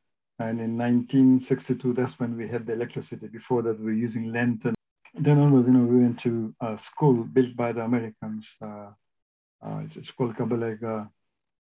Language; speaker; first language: English; non-native, local second language; Gujarati